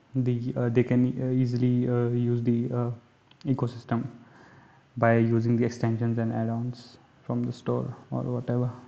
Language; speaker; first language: English; non-native, local second language; Hindi